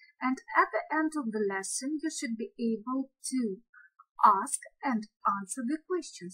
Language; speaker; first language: English; non-native, fluent; Ukrainian